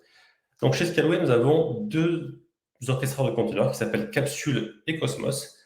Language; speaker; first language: French; native; French